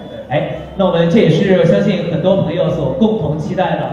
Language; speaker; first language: Chinese; native; Chinese